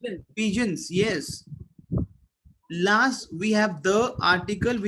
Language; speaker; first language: English; non-native, local second language; Hindi